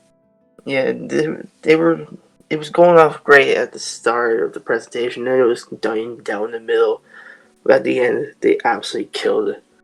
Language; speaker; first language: English; native; English